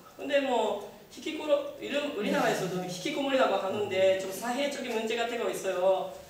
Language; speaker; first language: Korean; non-native, learner; Japanese